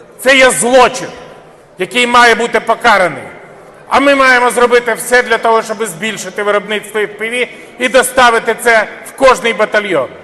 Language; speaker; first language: Ukrainian; native; Ukrainian